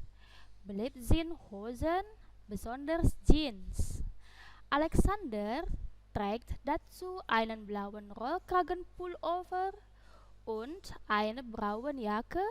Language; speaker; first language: German; non-native, fluent; Indonesian